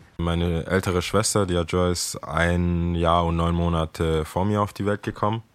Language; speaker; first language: German; early bilingual, other home language; Akan